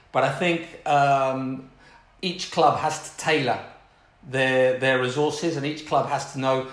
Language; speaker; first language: English; native; English